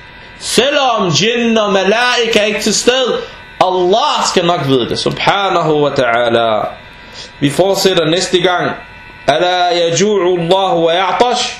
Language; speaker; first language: Danish; non-native, fluent; Arabic